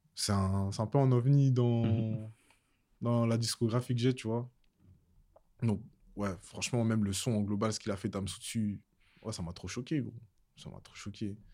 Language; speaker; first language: French; native; French